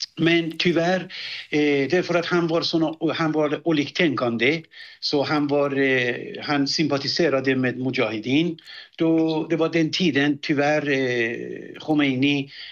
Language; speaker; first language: Swedish; non-native, fluent; Persian